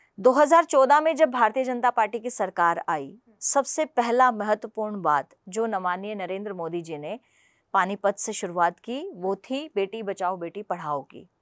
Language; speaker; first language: Hindi; non-native, local second language; Punjabi